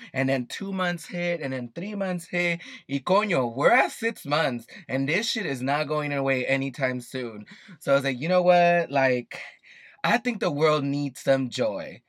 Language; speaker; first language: English; early bilingual, other home language; Spanish